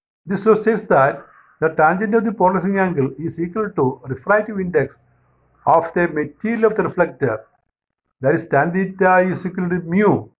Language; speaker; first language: English; non-native, local second language; Malayalam